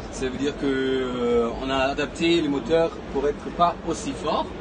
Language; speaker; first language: French; non-native, fluent; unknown